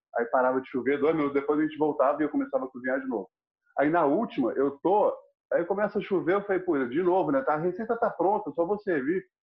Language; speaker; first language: Portuguese; non-native, fluent; English